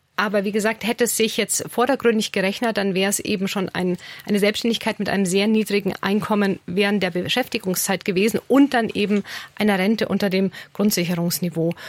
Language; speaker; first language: German; native; German